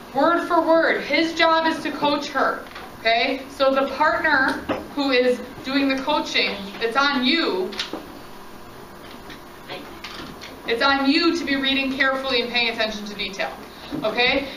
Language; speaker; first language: English; native; English